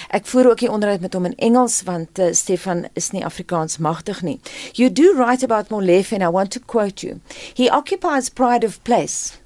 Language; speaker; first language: English; non-native, local second language; Afrikaans